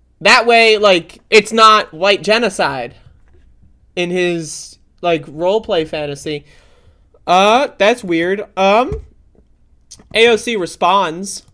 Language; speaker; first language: English; native; English